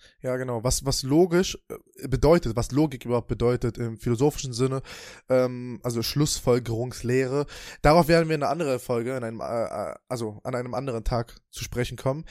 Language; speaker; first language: German; native; German